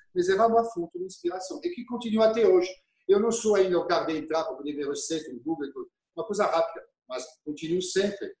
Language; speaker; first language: Portuguese; non-native, fluent; French